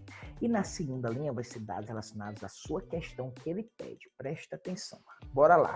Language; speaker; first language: Portuguese; native; Portuguese